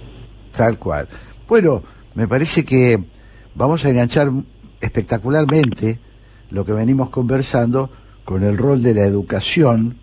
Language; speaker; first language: Spanish; native; Spanish